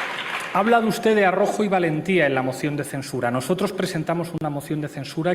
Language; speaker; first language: Spanish; native; Spanish